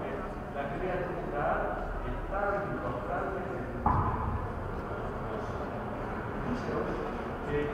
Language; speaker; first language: Spanish; non-native, learner; French